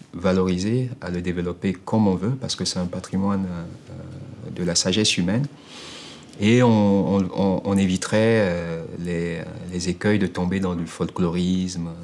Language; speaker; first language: French; non-native, local second language; Ewe